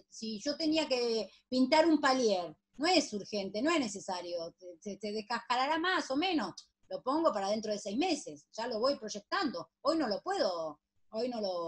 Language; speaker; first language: Spanish; native; Spanish